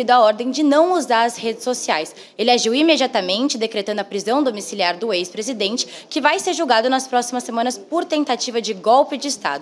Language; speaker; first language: Portuguese; native; Portuguese